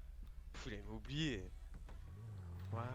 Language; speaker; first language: French; native; French